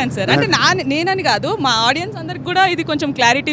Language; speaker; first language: Telugu; native; Telugu